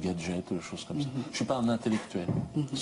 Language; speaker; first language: French; native; French